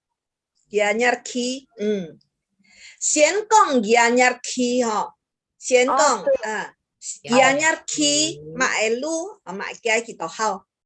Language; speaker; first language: Chinese; early bilingual, heritage; Chinese